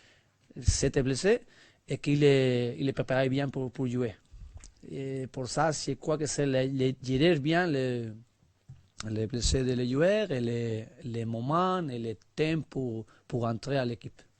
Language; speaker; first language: French; non-native, learner; Spanish